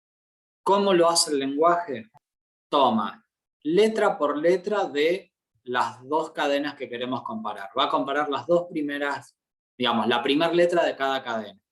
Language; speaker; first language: Spanish; native; Spanish